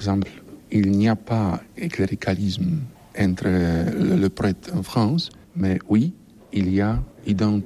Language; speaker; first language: French; non-native, learner; Polish